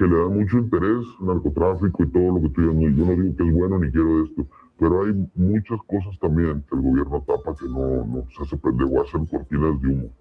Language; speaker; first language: Spanish; native; Spanish